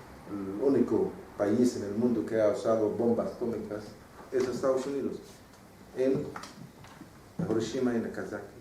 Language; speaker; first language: Spanish; non-native, fluent; Arabic